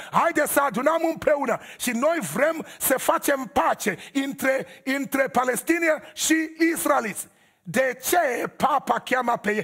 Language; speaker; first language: Romanian; non-native, learner; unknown